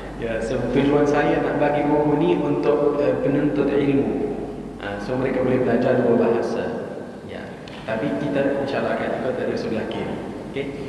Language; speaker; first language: Malay; non-native, fluent; Arabic